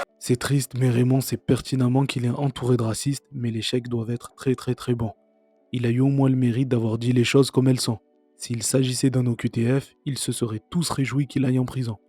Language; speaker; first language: French; native; French